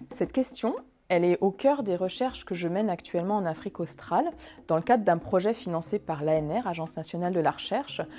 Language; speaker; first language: French; native; French